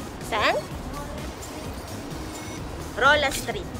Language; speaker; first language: Filipino; native; Filipino